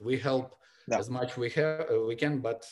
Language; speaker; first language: English; non-native, learner; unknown